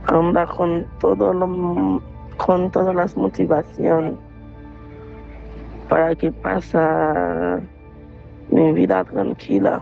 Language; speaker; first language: Spanish; non-native, learner; Haitian Creole